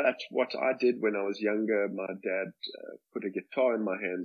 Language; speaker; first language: English; native; English